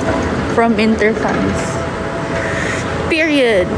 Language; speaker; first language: English; non-native, local second language; Filipino